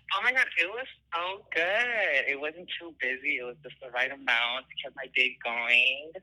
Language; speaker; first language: English; non-native, fluent; Arabic